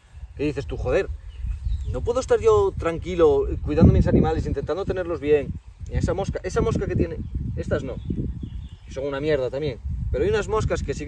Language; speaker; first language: Spanish; native; Spanish